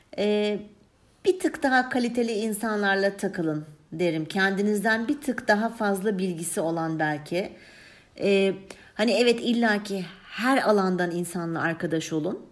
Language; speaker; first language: Turkish; early bilingual, heritage; Turkish